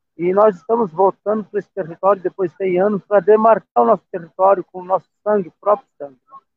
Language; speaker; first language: Portuguese; non-native, local second language; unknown